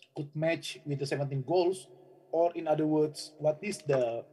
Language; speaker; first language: English; non-native, fluent; Indonesian